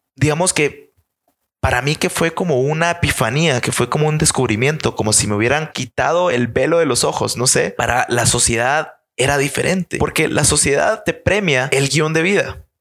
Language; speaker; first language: Spanish; native; Spanish